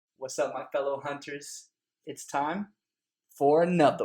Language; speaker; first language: English; native; English